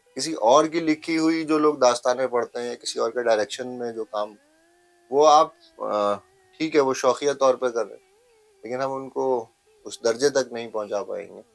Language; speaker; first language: Hindi; native; Hindi